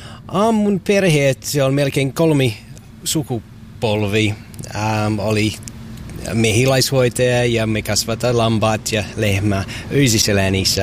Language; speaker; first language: Finnish; non-native, learner; English